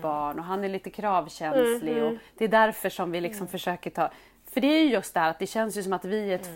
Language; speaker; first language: Swedish; native; Swedish